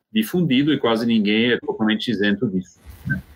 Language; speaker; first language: Portuguese; non-native, fluent; Swiss German